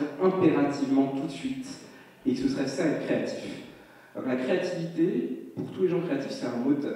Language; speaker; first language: French; native; French